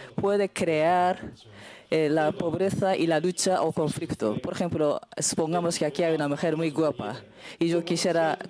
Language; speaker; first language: Spanish; non-native, fluent; Japanese